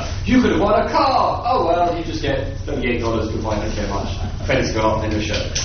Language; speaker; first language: English; native; English